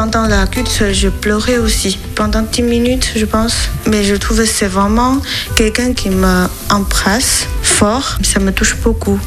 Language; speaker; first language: French; non-native, learner; Chinese